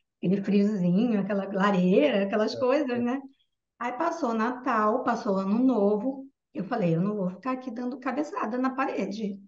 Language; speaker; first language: Portuguese; native; Portuguese